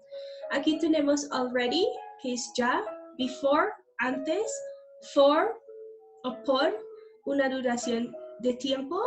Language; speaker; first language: Spanish; non-native, fluent; English